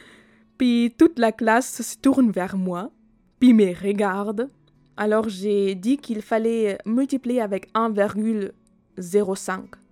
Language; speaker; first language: French; non-native, fluent; German